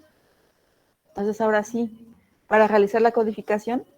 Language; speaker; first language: Spanish; native; Spanish